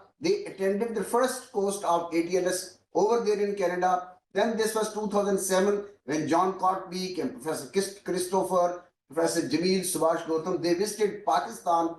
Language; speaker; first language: English; non-native, local second language; Urdu